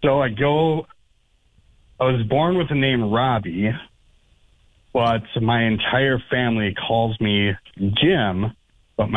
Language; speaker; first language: English; native; English